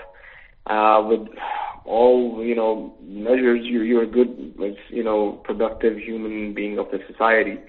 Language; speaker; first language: English; native; English